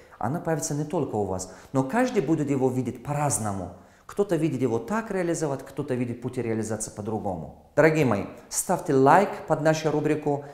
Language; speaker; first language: Russian; non-native, local second language; Tajik